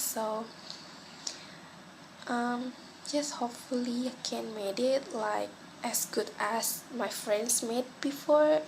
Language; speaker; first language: English; non-native, local second language; Malay